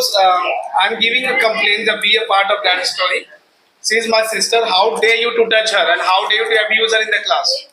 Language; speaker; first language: English; non-native, local second language; Hindi